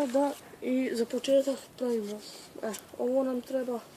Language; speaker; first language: Bosnian; native; Bosnian